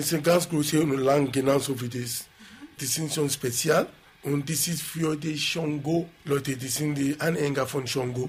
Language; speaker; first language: German; non-native, fluent; Yoruba